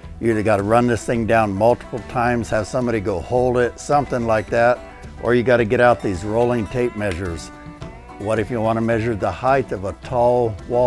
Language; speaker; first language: English; native; English